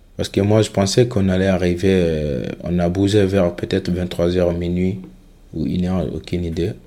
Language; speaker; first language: French; non-native, local second language; Fula